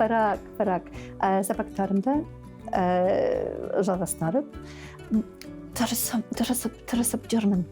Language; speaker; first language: Kazakh; non-native, learner; English